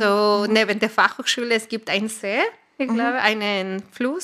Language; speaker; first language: German; non-native, fluent; Spanish